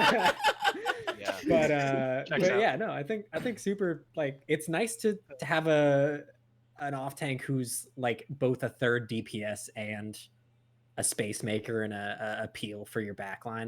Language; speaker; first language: English; native; English